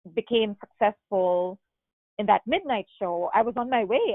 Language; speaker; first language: English; non-native, local second language; Filipino